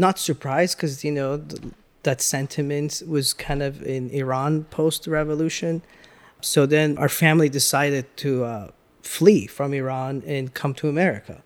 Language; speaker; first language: English; early bilingual, other home language; Persian